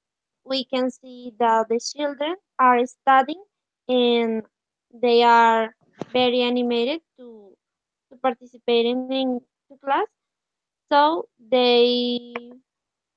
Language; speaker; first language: English; non-native, learner; Spanish